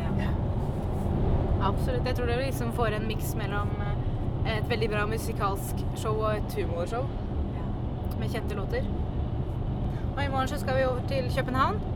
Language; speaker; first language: Norwegian; native; Norwegian